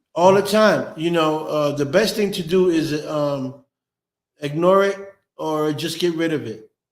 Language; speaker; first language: English; native; English